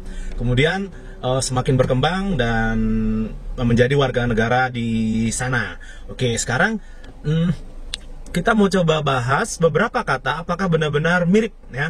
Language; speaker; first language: Indonesian; native; Indonesian